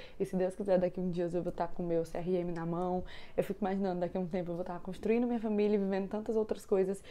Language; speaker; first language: Portuguese; native; Portuguese